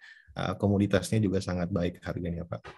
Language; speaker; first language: Indonesian; native; Indonesian